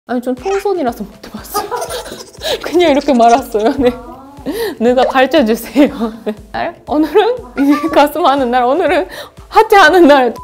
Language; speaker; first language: Korean; non-native, fluent; Japanese